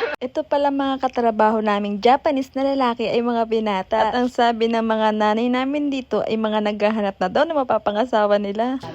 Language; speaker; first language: Filipino; native; Filipino